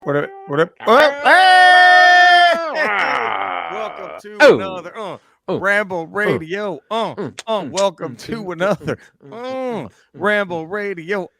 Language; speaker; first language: English; native; English